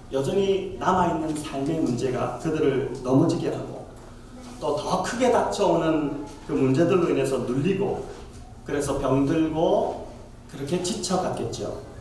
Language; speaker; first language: Korean; native; Korean